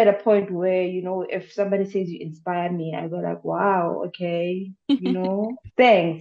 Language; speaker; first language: English; non-native, local second language; Tsonga